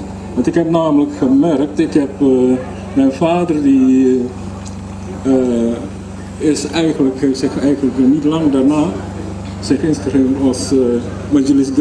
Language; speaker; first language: Dutch; early bilingual, other home language; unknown